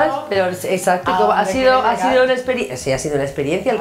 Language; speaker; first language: Spanish; native; Spanish